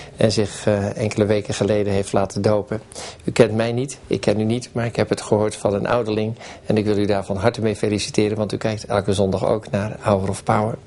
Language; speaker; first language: Dutch; native; Dutch